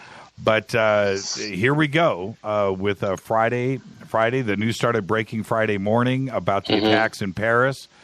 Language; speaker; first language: English; native; English